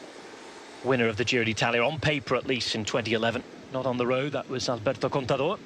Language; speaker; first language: English; native; English